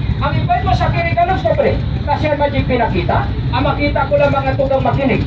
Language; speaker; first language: Filipino; non-native, local second language; Cebuano